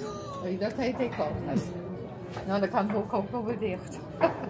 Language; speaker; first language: Dutch; native; Dutch